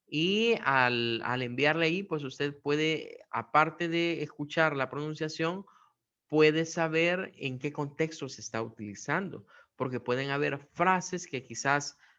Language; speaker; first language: Spanish; native; Spanish